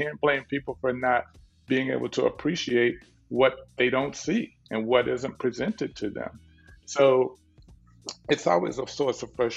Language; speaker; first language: English; native; English